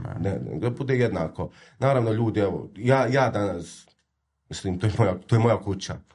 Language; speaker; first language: Croatian; native; Croatian